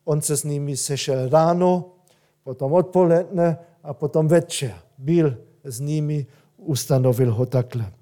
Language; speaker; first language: Czech; non-native, fluent; German